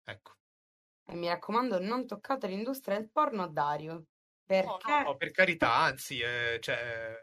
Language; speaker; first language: Italian; native; Italian